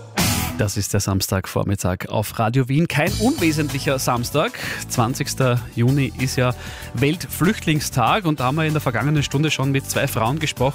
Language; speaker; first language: German; native; German